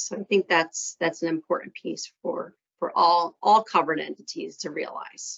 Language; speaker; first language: English; native; English